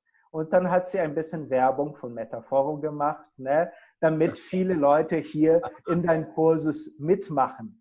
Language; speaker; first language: German; non-native, fluent; Portuguese